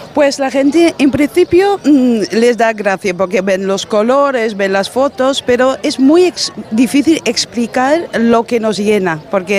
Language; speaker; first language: Spanish; non-native, fluent; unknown